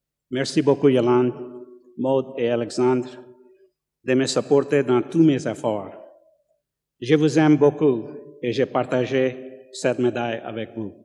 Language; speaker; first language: French; non-native, fluent; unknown